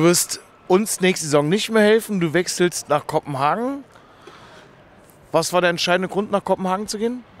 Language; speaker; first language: German; native; German